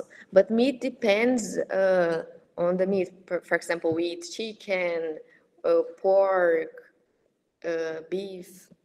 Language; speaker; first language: English; non-native, fluent; Portuguese